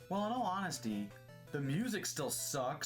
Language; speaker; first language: English; native; English